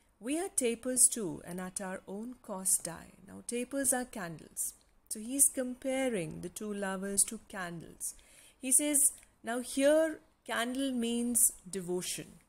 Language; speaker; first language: English; non-native, local second language; Punjabi